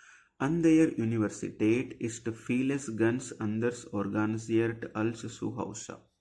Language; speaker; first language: German; non-native, fluent; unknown